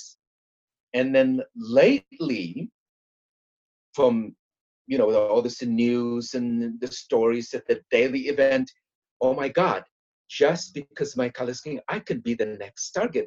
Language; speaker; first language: English; non-native, fluent; Tigrinya